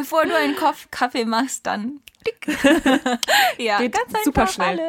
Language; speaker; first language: German; non-native, learner; Japanese